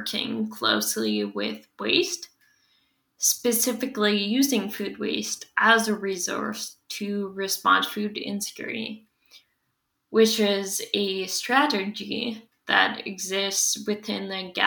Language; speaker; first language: English; native; English